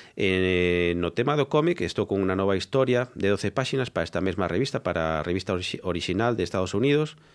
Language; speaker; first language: Galician; non-native, local second language; Spanish